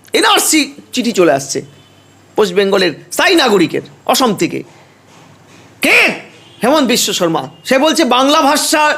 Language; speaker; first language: Bangla; native; Bangla